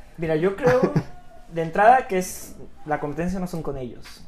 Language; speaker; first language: Spanish; native; Spanish